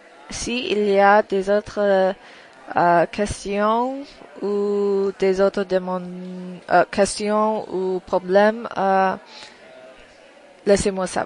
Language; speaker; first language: French; non-native, learner; English